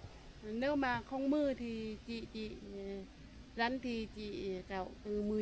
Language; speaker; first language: Vietnamese; native; Vietnamese